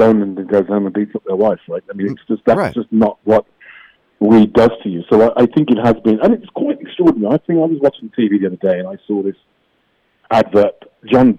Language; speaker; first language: English; native; English